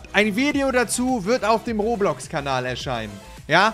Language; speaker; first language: German; native; German